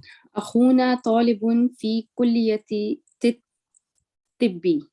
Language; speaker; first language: Arabic; non-native, learner; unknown